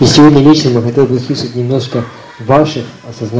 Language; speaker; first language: Russian; native; Russian